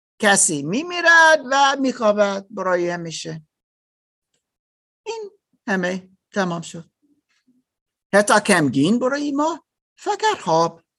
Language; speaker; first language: Persian; non-native, learner; German